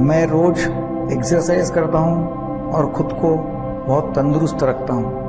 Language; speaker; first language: Hindi; non-native, local second language; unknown